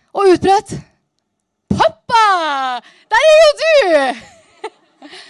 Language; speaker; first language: Norwegian; native; Norwegian